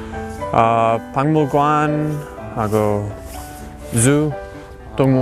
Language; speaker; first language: Korean; non-native, fluent; English